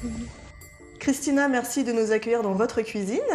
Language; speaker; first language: French; native; French